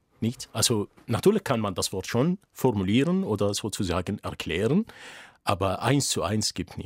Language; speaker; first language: German; non-native, fluent; Arabic